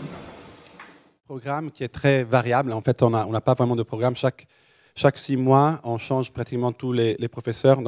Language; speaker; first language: French; native; French